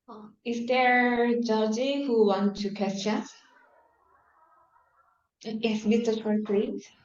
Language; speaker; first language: English; non-native, learner; Korean